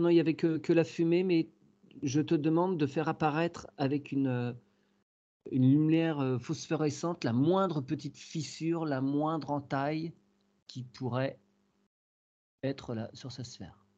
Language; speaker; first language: French; native; French